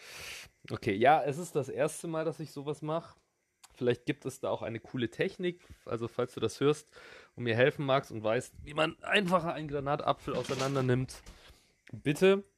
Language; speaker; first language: German; native; German